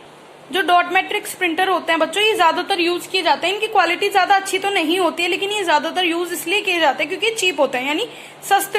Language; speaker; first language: Hindi; native; Hindi